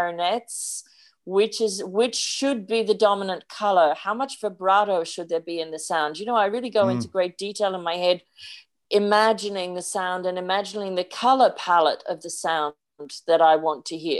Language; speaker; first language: English; native; English